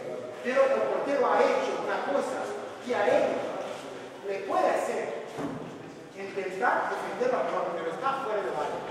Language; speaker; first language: Spanish; non-native, fluent; Portuguese